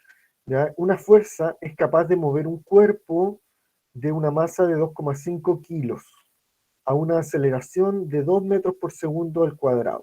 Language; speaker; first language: Spanish; native; Spanish